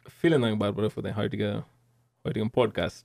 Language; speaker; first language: German; non-native, learner; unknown